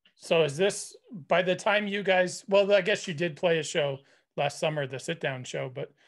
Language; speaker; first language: English; native; English